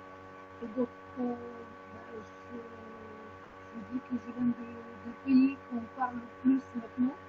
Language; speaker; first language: French; non-native, fluent; Ukrainian